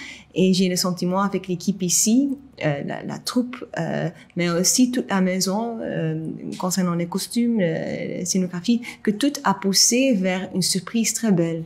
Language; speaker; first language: French; non-native, local second language; Dutch